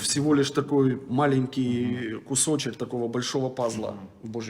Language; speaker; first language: Russian; native; Russian